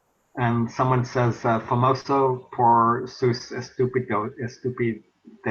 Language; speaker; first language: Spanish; non-native, learner; English